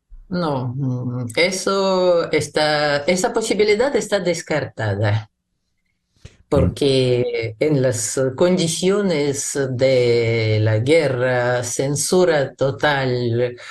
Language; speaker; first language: Spanish; non-native, fluent; Russian